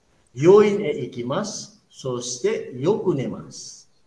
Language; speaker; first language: Japanese; non-native, fluent; Indonesian